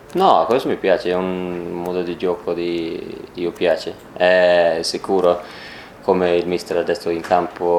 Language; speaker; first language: Italian; non-native, learner; Swedish